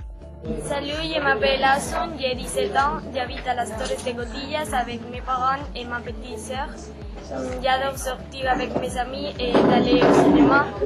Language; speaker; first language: French; non-native, learner; Spanish